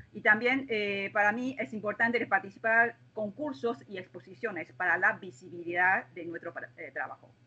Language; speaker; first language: Spanish; non-native, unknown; Chinese